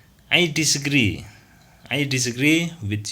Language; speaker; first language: English; non-native, fluent; Indonesian